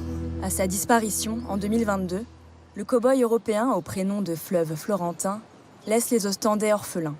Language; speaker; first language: French; native; French